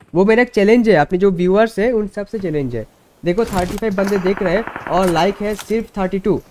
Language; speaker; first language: Hindi; non-native, local second language; Bangla